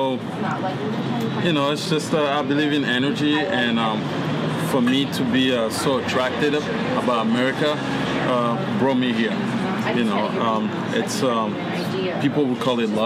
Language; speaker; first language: English; non-native, fluent; French